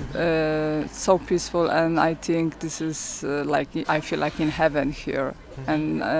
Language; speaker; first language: English; non-native, learner; Polish